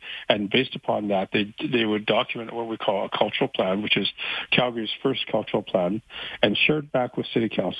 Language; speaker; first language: English; native; English